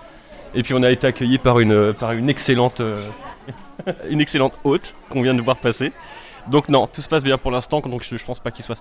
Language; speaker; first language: French; native; French